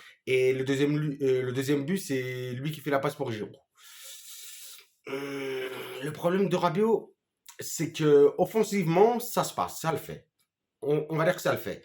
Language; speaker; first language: French; native; French